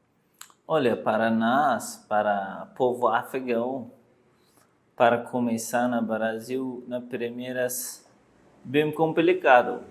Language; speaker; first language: Portuguese; non-native, learner; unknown